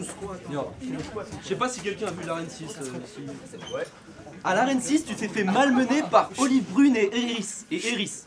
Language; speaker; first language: French; native; French